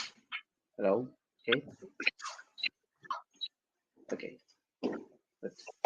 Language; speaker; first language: English; non-native, fluent; Spanish